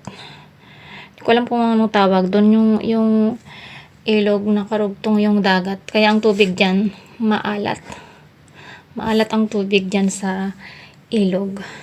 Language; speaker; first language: Filipino; non-native, local second language; Iloko